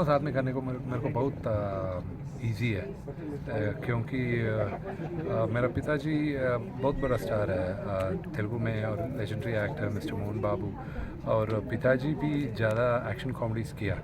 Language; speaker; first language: Hindi; non-native, learner; Telugu